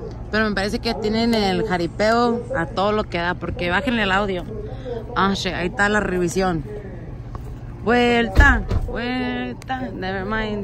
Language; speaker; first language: Spanish; early bilingual, heritage; Spanish